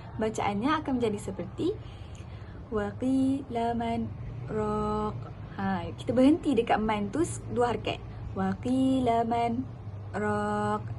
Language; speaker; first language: Malay; native; Malay